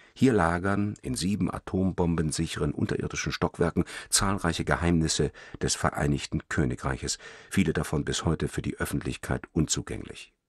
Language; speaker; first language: German; native; German